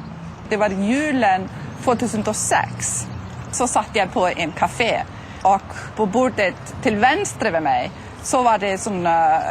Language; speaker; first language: Swedish; non-native, fluent; Icelandic